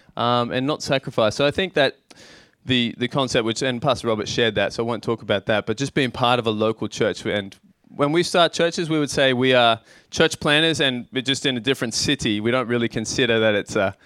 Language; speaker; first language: English; native; English